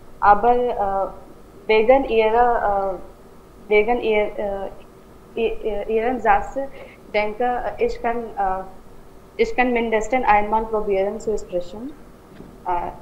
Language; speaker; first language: German; non-native, learner; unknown